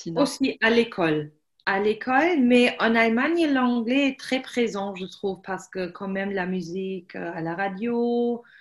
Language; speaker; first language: French; non-native, fluent; German